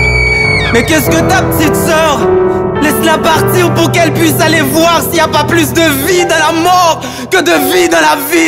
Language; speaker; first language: French; non-native, local second language; Haitian Creole